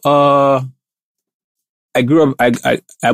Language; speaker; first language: English; non-native, local second language; Igbo